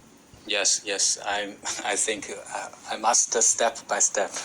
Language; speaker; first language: English; non-native, learner; Chinese